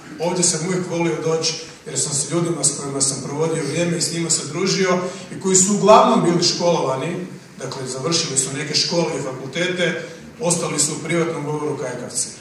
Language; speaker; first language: Croatian; native; Croatian